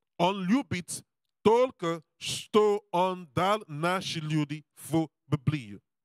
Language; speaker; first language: Russian; non-native, learner; Serbian